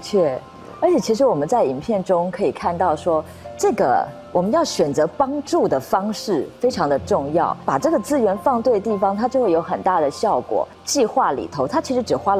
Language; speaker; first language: Chinese; native; Chinese